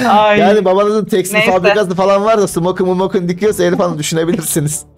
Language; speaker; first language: Turkish; native; Turkish